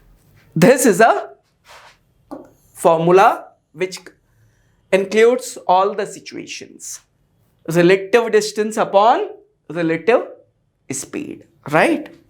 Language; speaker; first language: English; non-native, local second language; Hindi